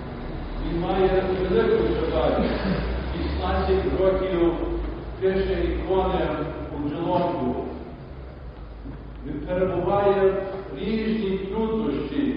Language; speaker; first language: Ukrainian; early bilingual, heritage; Ukrainian